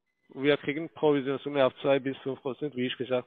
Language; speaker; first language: German; non-native, fluent; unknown